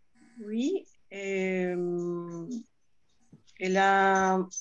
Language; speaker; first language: French; non-native, fluent; Spanish